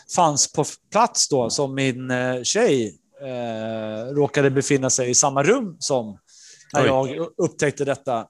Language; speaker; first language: Swedish; early bilingual, other home language; Spanish